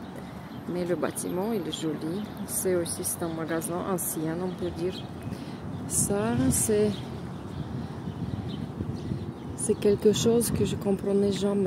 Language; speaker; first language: French; non-native, fluent; Russian